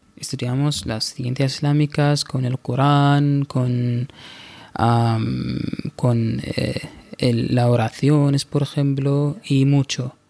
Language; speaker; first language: Spanish; non-native, fluent; Arabic